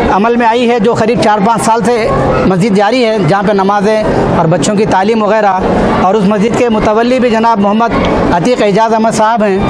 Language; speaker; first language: Urdu; native; Urdu